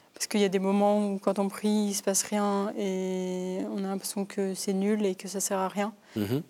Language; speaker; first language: French; native; French